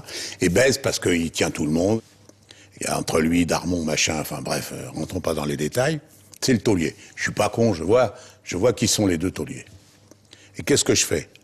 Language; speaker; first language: French; native; French